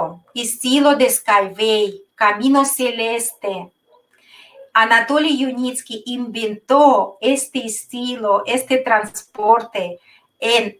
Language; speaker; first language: Spanish; non-native, fluent; Russian